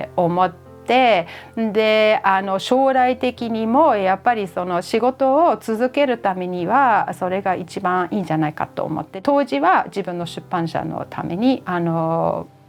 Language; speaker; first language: Japanese; non-native, fluent; German